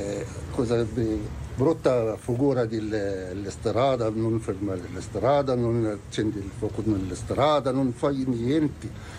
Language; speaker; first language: Italian; non-native, learner; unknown